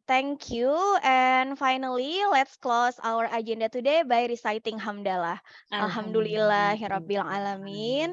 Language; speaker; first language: English; non-native, fluent; Indonesian